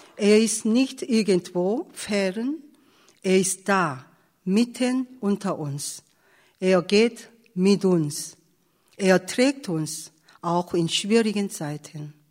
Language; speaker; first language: German; non-native, fluent; Korean